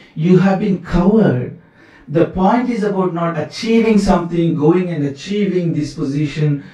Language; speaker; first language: English; non-native, local second language; Kannada